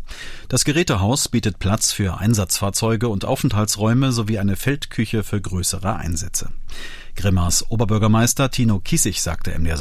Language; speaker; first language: German; native; German